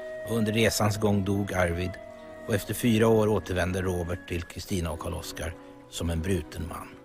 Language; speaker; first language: Swedish; native; Swedish